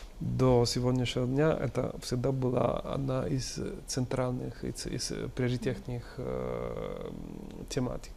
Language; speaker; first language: Russian; non-native, fluent; Italian